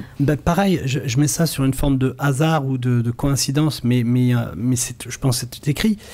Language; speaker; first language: French; early bilingual, other home language; Arabic